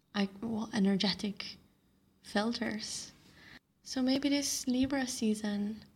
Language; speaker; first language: English; non-native, fluent; Slovenian